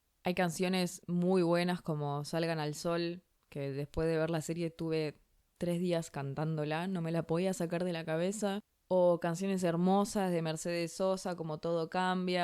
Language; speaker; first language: Spanish; native; Spanish